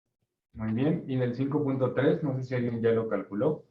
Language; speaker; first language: Spanish; native; Spanish